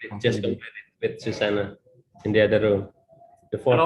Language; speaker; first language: English; non-native, learner; Indonesian